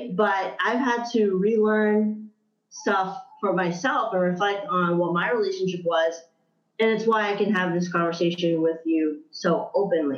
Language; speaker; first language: English; native; English